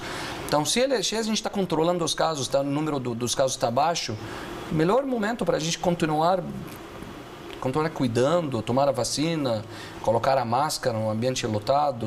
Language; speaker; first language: Portuguese; non-native, fluent; Arabic